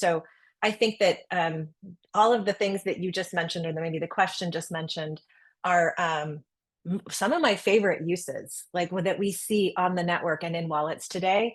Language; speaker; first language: English; native; English